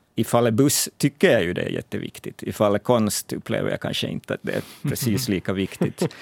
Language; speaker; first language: Swedish; native; Swedish